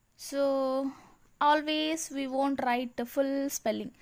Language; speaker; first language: English; non-native, local second language; Telugu